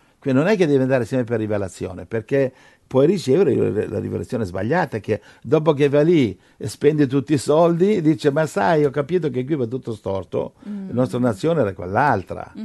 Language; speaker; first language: Italian; non-native, fluent; English